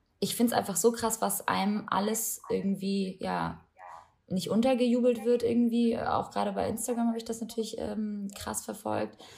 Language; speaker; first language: German; early bilingual, other home language; Albanian